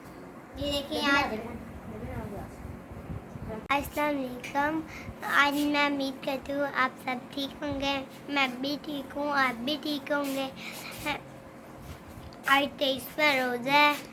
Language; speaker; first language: Hindi; non-native, local second language; Punjabi